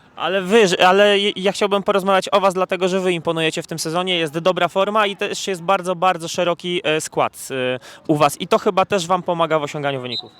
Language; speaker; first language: Polish; native; Polish